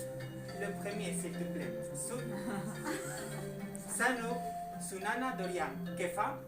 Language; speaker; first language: French; non-native, learner; Spanish